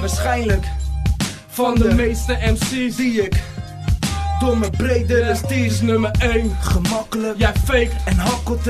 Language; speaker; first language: Dutch; native; Dutch